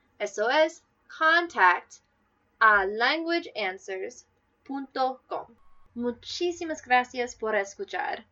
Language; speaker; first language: Spanish; non-native, learner; English